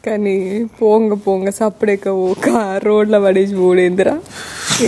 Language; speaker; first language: Telugu; native; Telugu